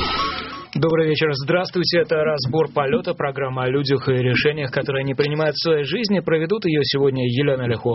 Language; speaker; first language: Russian; native; Russian